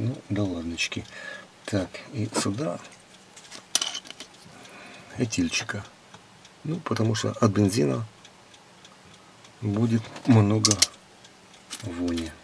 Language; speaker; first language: Russian; native; Russian